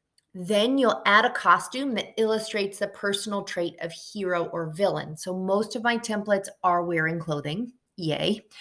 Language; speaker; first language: English; native; English